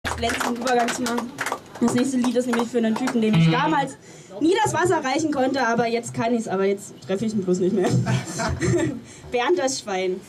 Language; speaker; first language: German; native; German